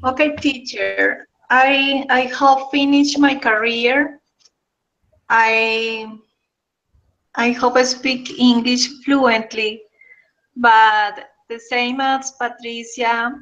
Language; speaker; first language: English; non-native, learner; Spanish